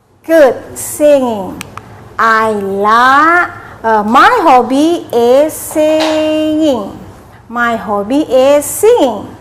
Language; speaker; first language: English; non-native, learner; Indonesian